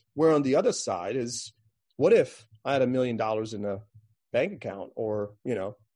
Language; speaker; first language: English; non-native, fluent; Croatian